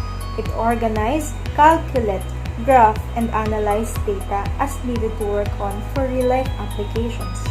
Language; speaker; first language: English; non-native, local second language; Filipino